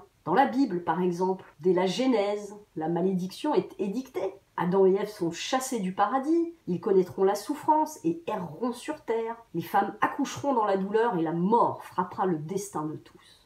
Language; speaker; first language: French; native; French